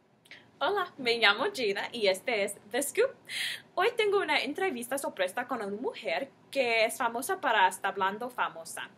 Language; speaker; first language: Spanish; non-native, learner; English